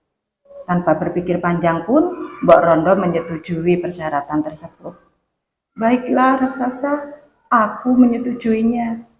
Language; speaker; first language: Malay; non-native, local second language; Javanese